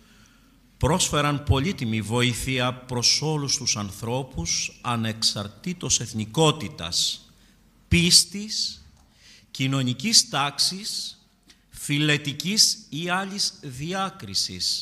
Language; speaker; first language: Greek; native; Greek